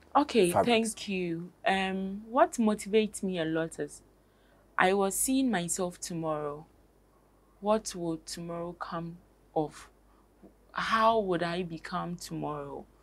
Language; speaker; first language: English; non-native, local second language; Akan